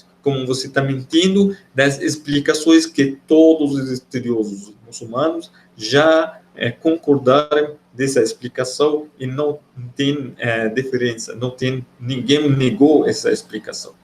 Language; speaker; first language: Portuguese; non-native, fluent; Arabic